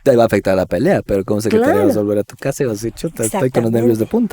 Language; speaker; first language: Spanish; native; Spanish